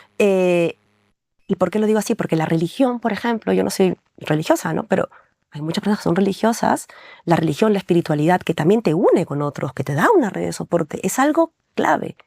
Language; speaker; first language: Spanish; native; Spanish